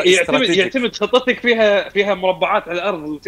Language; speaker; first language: Arabic; native; Arabic